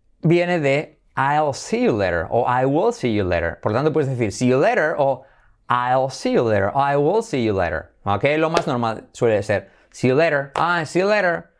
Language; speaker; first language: English; non-native, fluent; Spanish